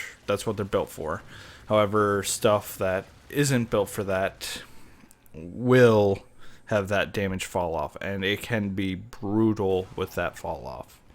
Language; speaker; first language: English; native; English